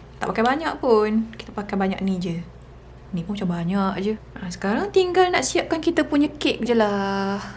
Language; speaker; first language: Malay; native; Malay